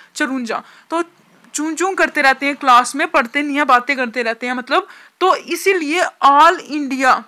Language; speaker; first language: Hindi; native; Hindi